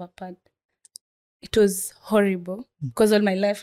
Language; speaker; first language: English; non-native, local second language; Swahili